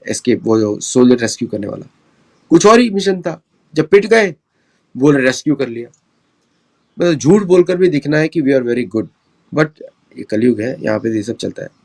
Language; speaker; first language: Hindi; native; Hindi